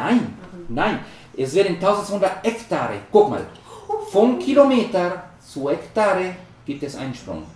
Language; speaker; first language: German; non-native, learner; Spanish